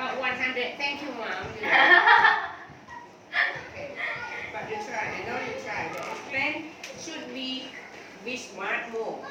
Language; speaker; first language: English; non-native, learner; Thai